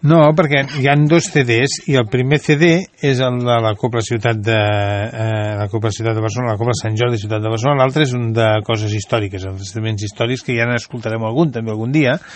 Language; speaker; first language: Catalan; native; Catalan